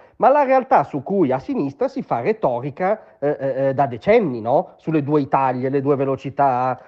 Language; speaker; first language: Italian; native; Italian